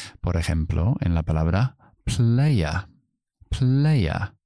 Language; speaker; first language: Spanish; non-native, fluent; English